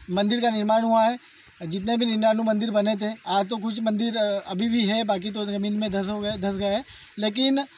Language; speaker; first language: Hindi; native; Hindi